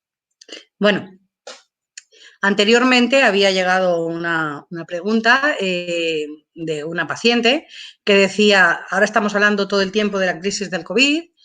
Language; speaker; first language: Spanish; native; Spanish